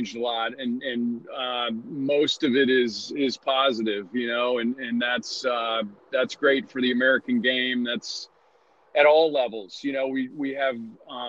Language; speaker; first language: English; native; English